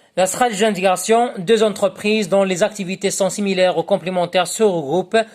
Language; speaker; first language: French; non-native, local second language; Arabic